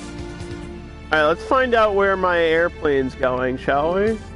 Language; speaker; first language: English; native; English